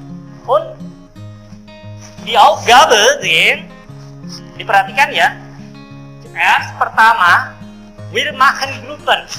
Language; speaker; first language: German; non-native, fluent; Indonesian